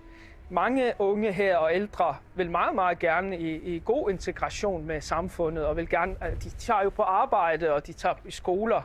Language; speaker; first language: Danish; early bilingual, other home language; Arabic